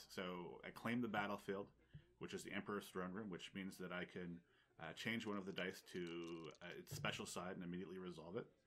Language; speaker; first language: English; native; English